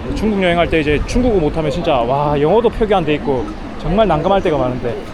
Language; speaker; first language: Korean; native; Korean